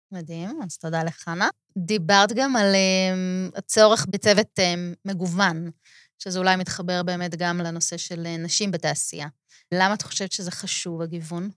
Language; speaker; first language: Hebrew; native; Hebrew